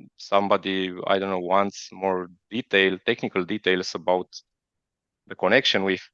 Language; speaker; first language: English; non-native, fluent; Romanian